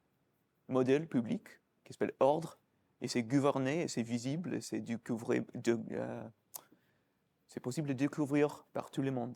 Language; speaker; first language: French; non-native, fluent; English